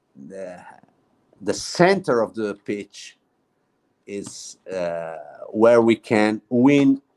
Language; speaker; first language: English; non-native, fluent; Italian